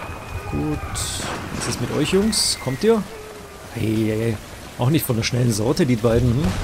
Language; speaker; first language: German; native; German